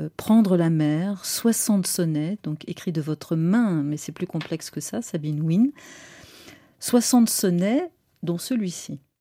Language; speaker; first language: French; native; French